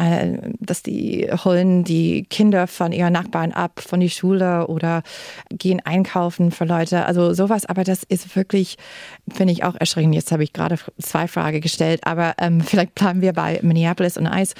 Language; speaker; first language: German; non-native, fluent; English